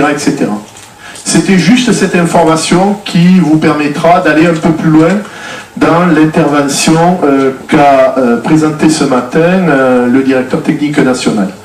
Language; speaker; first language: French; native; French